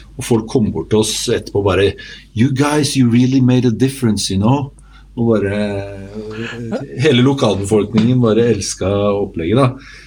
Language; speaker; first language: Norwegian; native; Norwegian